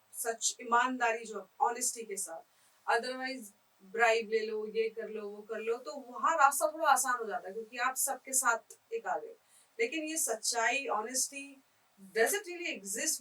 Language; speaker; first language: Hindi; native; Hindi